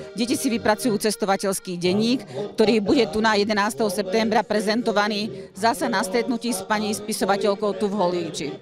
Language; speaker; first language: Slovak; native; Slovak